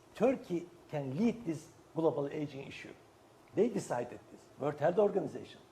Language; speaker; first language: English; non-native, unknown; Turkish